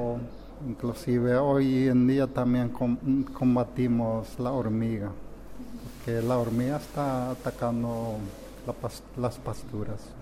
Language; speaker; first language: Spanish; non-native, local second language; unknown